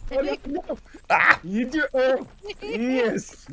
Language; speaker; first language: English; native; English